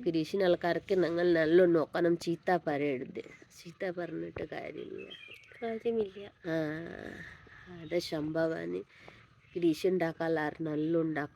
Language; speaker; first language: Malayalam; non-native, learner; Hindi